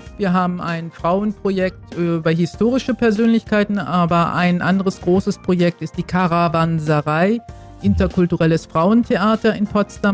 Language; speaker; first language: German; native; German